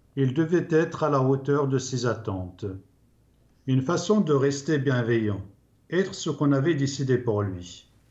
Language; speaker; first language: French; non-native, local second language; Arabic